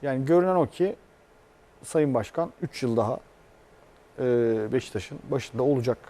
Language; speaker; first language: Turkish; native; Turkish